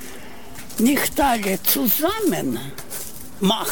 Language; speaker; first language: German; non-native, learner; Russian